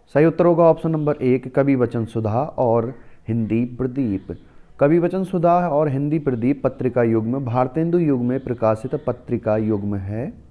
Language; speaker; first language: Hindi; native; Hindi